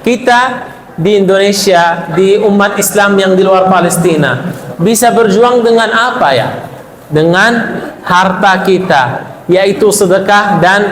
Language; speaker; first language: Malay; non-native, fluent; Arabic